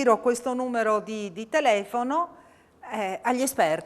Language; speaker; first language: Italian; native; Italian